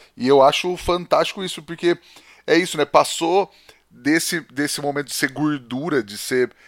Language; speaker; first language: Portuguese; native; Portuguese